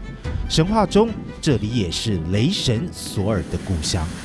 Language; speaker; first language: Chinese; native; Chinese